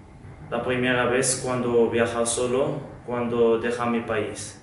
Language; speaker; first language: Spanish; non-native, learner; Arabic